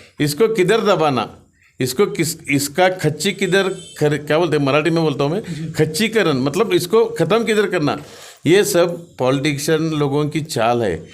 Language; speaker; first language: Hindi; non-native, local second language; Marathi